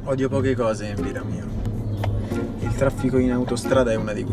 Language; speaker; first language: Italian; native; Italian